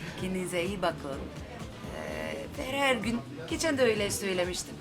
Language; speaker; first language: Turkish; early bilingual, heritage; Turkish